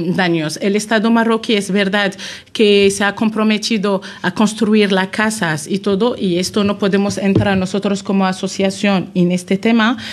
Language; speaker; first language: Spanish; non-native, fluent; Arabic